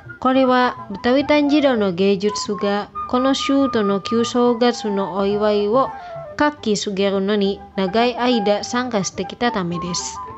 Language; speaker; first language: Japanese; non-native, fluent; Indonesian